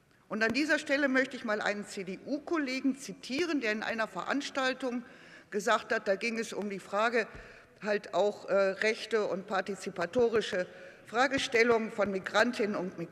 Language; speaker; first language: German; native; German